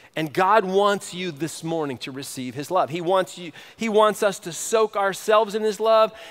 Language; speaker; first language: English; native; English